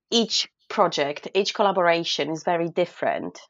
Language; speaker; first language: English; non-native, fluent; Polish